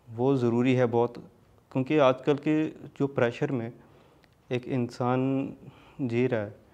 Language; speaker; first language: Hindi; native; Hindi